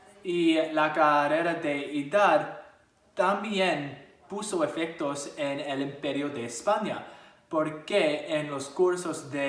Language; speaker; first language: Spanish; non-native, learner; English